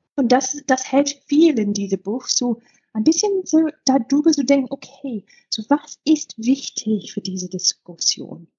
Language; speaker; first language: German; non-native, learner; English